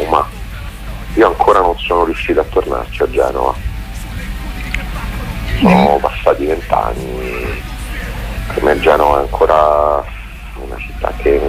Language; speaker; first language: Italian; native; Italian